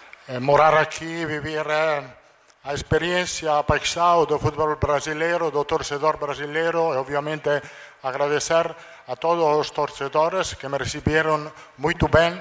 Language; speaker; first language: Portuguese; non-native, learner; Italian